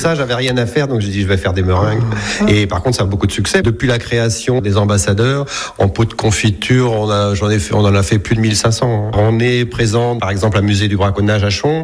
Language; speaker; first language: French; native; French